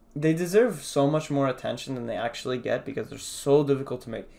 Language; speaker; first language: English; early bilingual, other home language; Russian